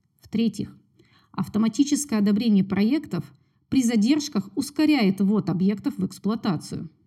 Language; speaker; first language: Russian; native; Russian